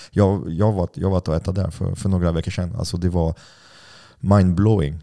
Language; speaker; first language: Swedish; non-native, fluent; French